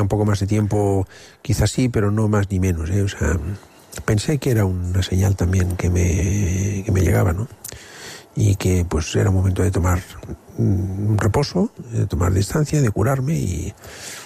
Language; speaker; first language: Spanish; non-native, local second language; Catalan